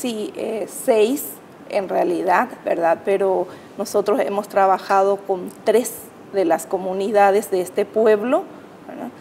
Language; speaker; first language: Spanish; native; Spanish